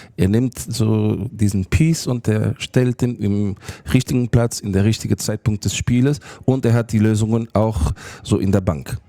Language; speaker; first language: German; non-native, fluent; Portuguese